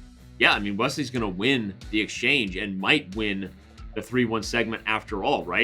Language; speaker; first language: English; native; English